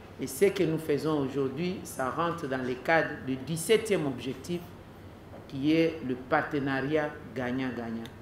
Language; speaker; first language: French; non-native, local second language; Lingala